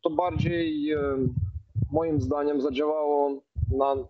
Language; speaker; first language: Polish; non-native, fluent; Ukrainian